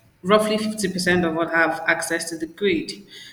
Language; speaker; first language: English; non-native, local second language; Igbo